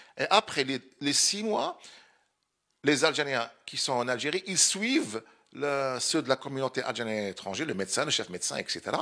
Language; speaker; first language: French; non-native, local second language; Arabic